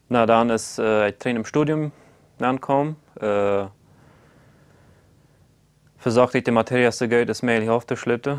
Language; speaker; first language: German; non-native, local second language; Plautdietsch